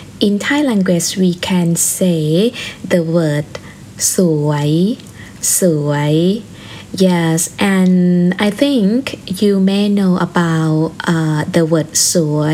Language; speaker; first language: English; non-native, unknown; Thai